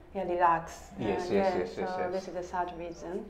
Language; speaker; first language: English; non-native, learner; Japanese